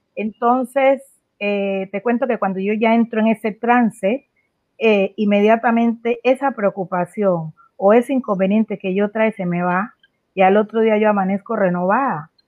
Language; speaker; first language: Spanish; native; Spanish